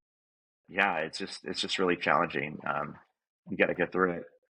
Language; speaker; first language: English; native; English